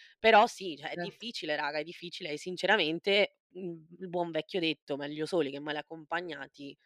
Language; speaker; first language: Italian; native; Italian